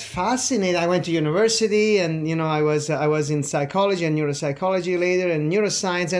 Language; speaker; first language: English; non-native, fluent; Italian